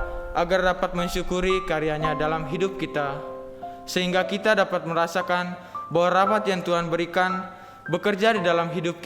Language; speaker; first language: Indonesian; native; Indonesian